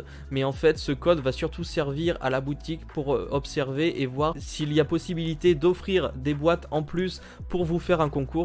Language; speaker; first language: French; native; French